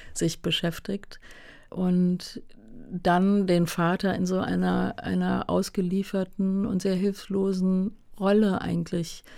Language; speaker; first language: German; native; German